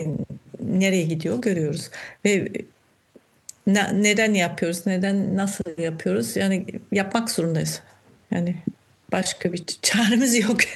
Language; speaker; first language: Turkish; non-native, fluent; German